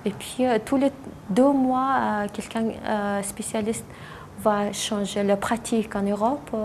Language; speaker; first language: French; non-native, learner; Mongolian